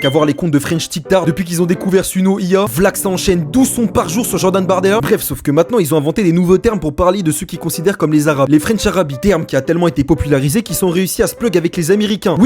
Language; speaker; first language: French; native; French